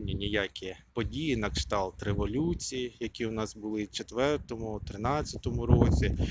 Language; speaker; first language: Ukrainian; non-native, local second language; Russian